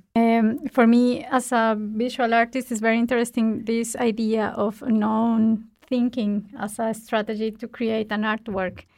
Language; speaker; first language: English; non-native, fluent; Spanish